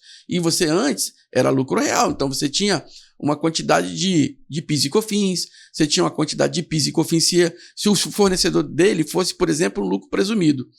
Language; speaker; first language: Portuguese; native; Portuguese